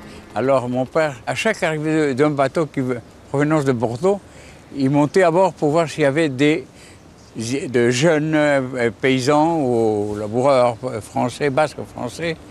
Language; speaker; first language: French; early bilingual, heritage; French